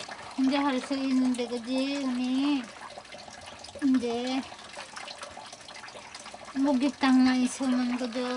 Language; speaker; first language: Korean; non-native, learner; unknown